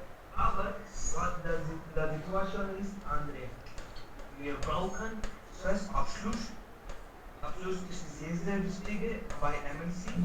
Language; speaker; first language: German; non-native, learner; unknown